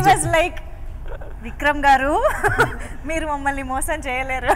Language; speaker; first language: Telugu; native; Telugu